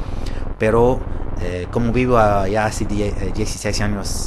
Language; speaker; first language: Spanish; non-native, fluent; English